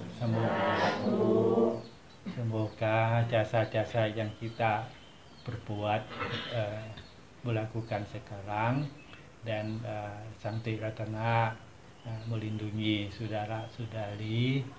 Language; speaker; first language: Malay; non-native, learner; Thai